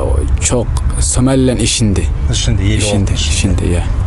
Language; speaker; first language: Kazakh; non-native, learner; Somali